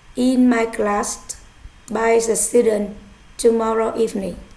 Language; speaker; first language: English; non-native, fluent; Vietnamese